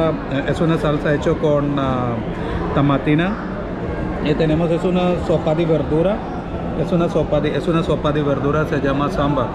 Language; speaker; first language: Spanish; non-native, learner; Malayalam